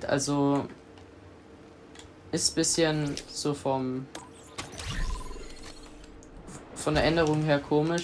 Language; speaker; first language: German; native; German